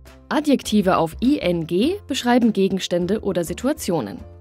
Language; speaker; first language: German; native; German